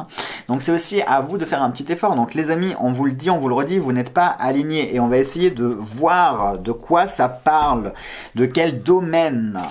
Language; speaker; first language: French; native; French